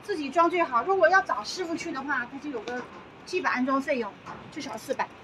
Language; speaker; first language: Chinese; native; Chinese